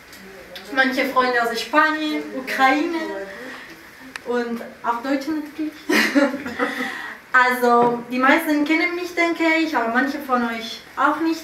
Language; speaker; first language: German; non-native, fluent; Spanish